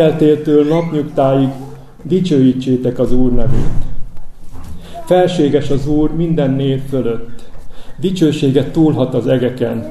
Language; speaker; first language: Hungarian; native; Hungarian